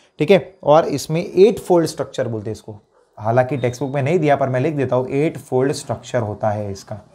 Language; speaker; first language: Hindi; non-native, local second language; Gujarati